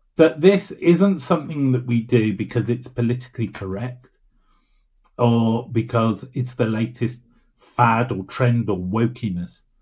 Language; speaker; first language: English; native; English